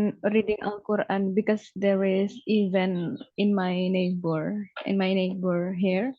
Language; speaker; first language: English; non-native, learner; Indonesian